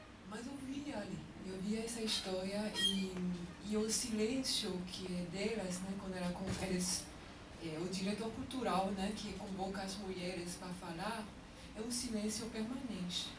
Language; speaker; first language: Portuguese; non-native, fluent; French